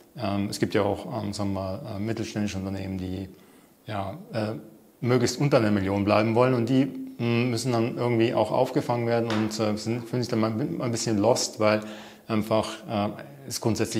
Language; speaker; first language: German; native; German